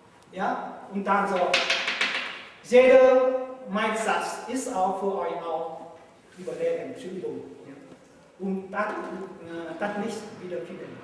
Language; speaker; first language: German; non-native, learner; Vietnamese